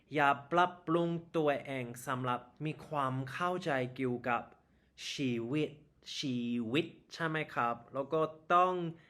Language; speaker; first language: Thai; non-native, learner; English